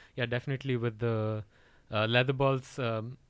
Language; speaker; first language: English; non-native, local second language; Odia